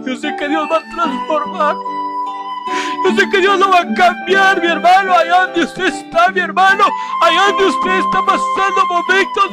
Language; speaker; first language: Spanish; native; Spanish